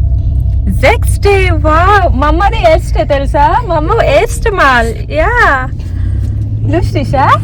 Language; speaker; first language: German; non-native, learner; Telugu